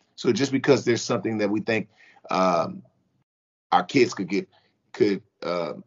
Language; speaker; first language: English; native; English